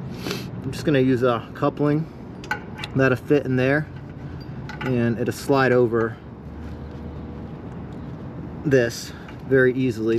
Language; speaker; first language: English; native; English